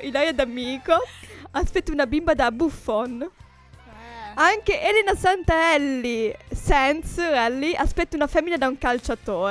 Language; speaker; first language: Italian; native; Italian